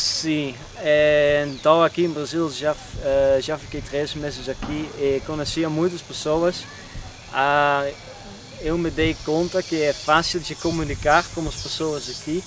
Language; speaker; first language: Portuguese; non-native, learner; Dutch